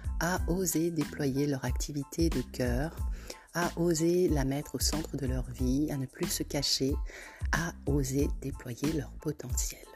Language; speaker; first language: French; native; French